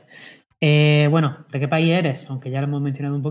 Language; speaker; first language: Spanish; native; Spanish